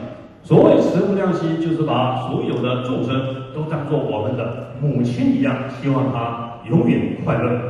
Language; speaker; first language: Chinese; native; Chinese